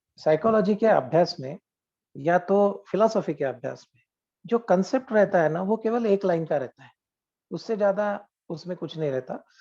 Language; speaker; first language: Hindi; non-native, local second language; Marathi